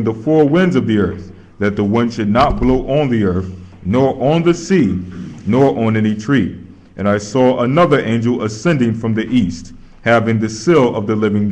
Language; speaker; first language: English; native; English